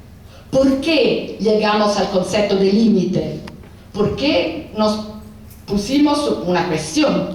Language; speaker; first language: Spanish; non-native, fluent; Italian